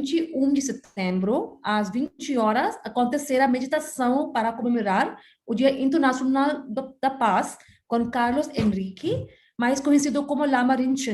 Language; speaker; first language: Portuguese; non-native, fluent; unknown